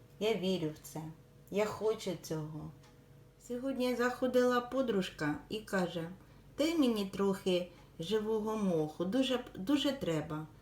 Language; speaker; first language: Ukrainian; native; Ukrainian